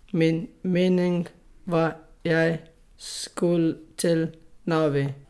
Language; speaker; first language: Danish; non-native, learner; Pashto